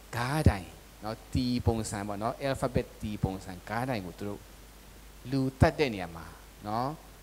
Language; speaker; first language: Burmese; non-native, local second language; Tedim Chin